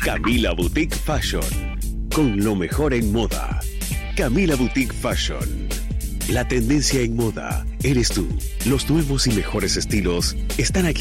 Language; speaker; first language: Spanish; native; Spanish